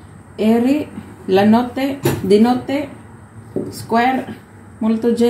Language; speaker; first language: Italian; non-native, learner; Cebuano